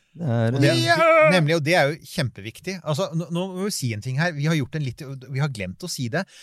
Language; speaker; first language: Norwegian; native; Norwegian